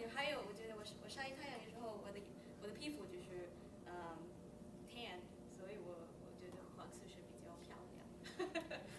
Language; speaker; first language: Chinese; early bilingual, heritage; Chinese